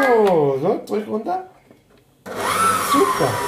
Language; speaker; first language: German; native; German